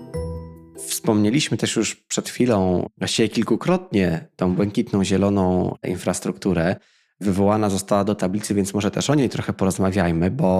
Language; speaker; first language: Polish; native; Polish